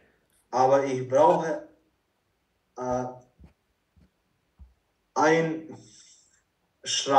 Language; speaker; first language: German; non-native, learner; Croatian